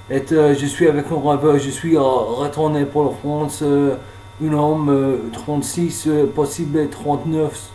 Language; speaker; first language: French; non-native, learner; English